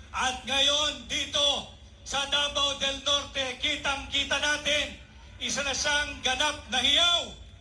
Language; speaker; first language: Filipino; native; Filipino